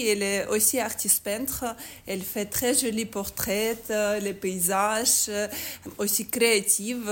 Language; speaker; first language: French; non-native, learner; Ukrainian